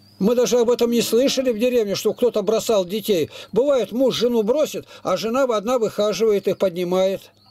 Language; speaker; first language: Russian; native; Russian